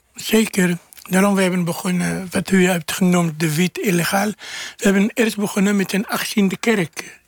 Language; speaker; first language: Dutch; non-native, fluent; Arabic